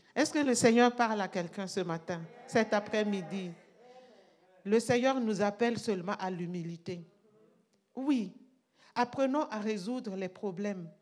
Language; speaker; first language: French; non-native, local second language; Mossi